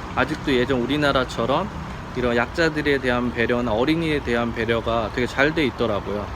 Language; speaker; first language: Korean; native; Korean